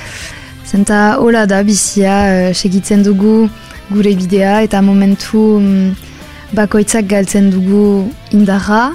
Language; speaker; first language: Basque; non-native, local second language; French